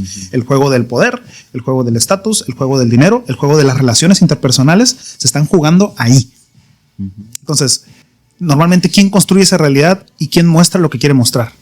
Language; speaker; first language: Spanish; native; Spanish